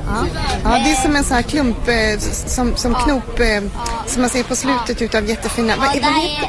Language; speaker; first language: Swedish; native; Swedish